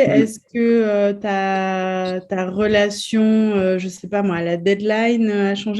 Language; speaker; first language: French; native; French